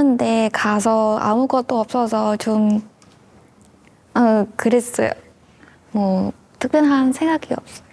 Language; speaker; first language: Korean; non-native, learner; Vietnamese